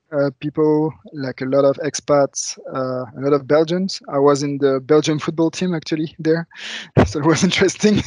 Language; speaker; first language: English; non-native, fluent; French